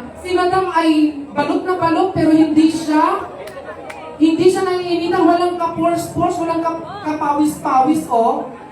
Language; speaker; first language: Filipino; native; Filipino